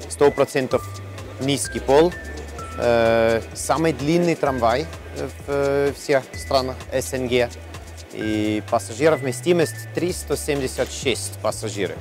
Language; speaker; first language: Russian; non-native, learner; German